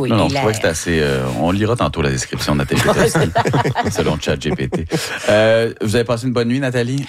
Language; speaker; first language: French; native; French